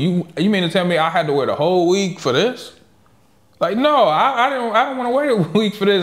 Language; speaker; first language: English; native; English